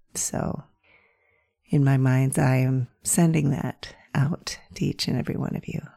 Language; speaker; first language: English; native; English